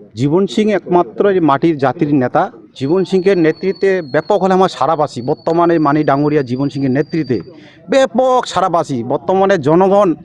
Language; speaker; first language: Bangla; non-native, local second language; Rangpuri